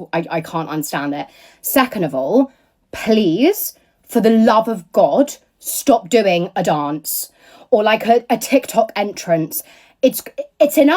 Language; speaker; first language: English; native; English